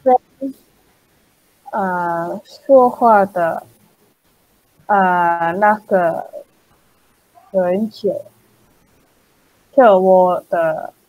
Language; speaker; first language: Chinese; non-native, learner; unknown